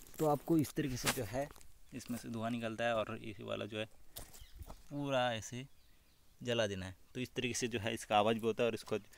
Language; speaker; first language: Hindi; non-native, local second language; Marathi